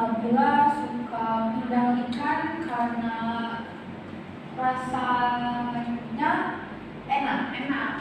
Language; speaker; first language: Indonesian; non-native, learner; Arabic